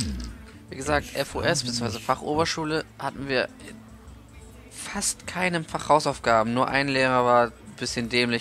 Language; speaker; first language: German; native; German